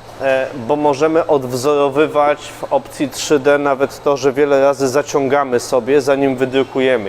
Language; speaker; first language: Polish; native; Polish